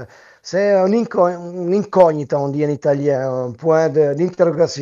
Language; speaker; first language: French; non-native, local second language; Italian